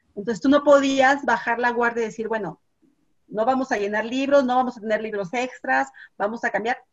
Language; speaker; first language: Spanish; native; Spanish